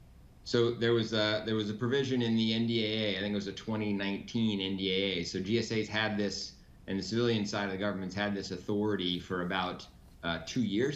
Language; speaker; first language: English; native; English